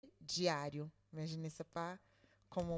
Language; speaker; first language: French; non-native, learner; Portuguese